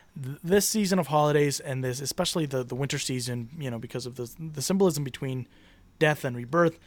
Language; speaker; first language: English; early bilingual, other home language; Spanish